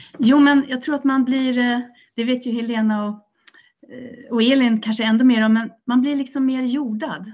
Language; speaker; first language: Swedish; native; Swedish